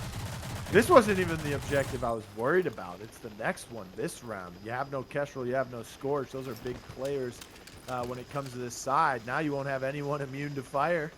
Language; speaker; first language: English; native; English